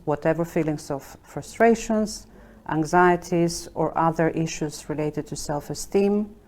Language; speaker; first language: English; non-native, fluent; Albanian